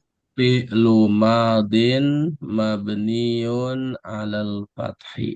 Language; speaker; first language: Arabic; non-native, fluent; Indonesian